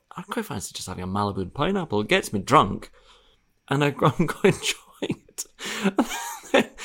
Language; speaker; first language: English; native; English